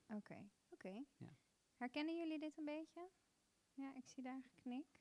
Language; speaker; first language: Dutch; early bilingual, other home language; Bosnian